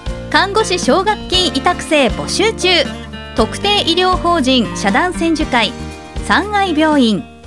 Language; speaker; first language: Japanese; native; Japanese